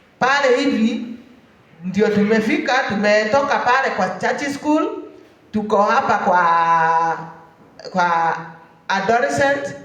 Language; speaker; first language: Swahili; non-native, local second language; Kikuyu